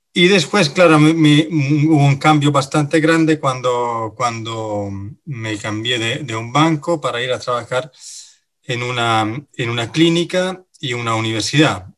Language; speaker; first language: Spanish; non-native, fluent; Italian